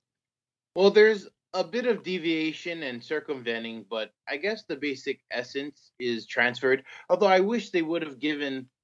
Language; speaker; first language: English; native; English